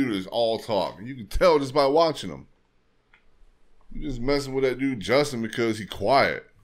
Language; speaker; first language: English; native; English